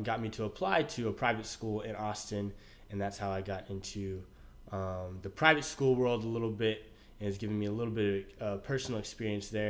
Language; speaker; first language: English; native; English